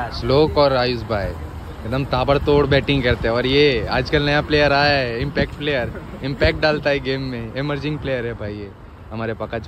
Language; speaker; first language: Hindi; native; Hindi